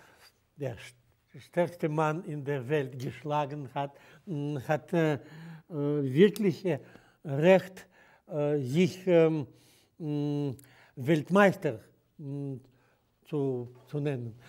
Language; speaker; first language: German; non-native, fluent; Russian